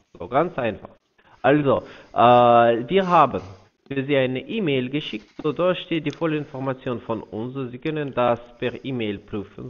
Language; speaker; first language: German; non-native, fluent; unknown